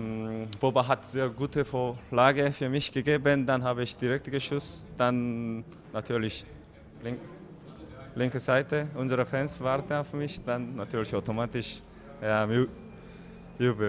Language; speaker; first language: German; non-native, learner; Korean